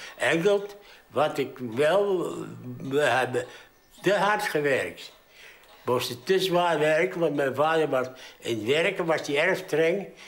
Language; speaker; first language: Dutch; early bilingual, heritage; Dutch